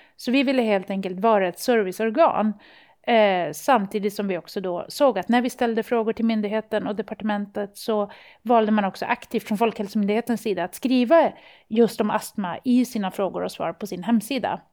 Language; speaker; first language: Swedish; native; Swedish